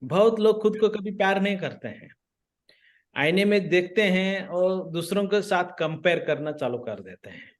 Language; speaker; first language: Hindi; non-native, local second language; Marathi